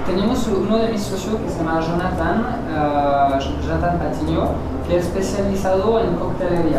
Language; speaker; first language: Spanish; non-native, fluent; French